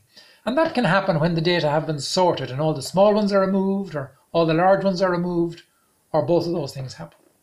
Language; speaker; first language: English; native; English